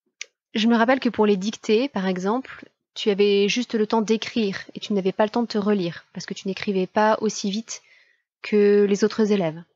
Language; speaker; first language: French; native; French